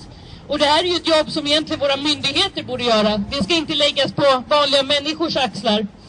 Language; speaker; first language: Swedish; native; Swedish